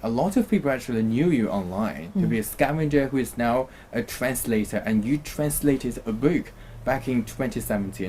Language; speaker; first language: English; non-native, fluent; Chinese